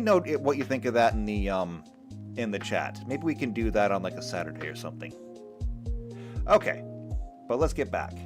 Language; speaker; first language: English; native; English